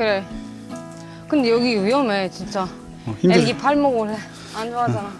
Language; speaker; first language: Korean; non-native, learner; Greek